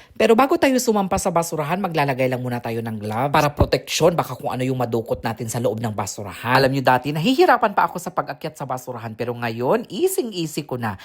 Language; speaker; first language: Filipino; native; Filipino